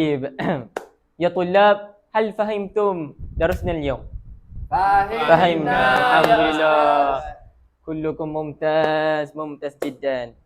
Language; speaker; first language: Arabic; non-native, learner; Malay